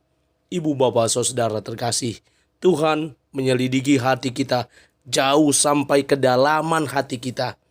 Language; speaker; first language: Indonesian; native; Indonesian